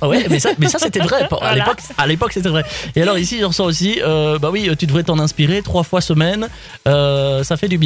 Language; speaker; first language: French; native; French